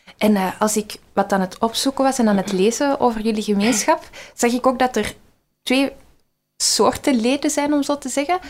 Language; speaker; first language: Dutch; native; Dutch